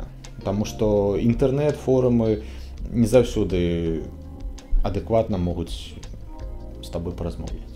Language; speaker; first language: Belarusian; non-native, local second language; Russian